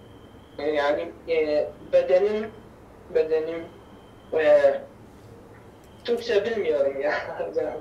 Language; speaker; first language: Turkish; non-native, learner; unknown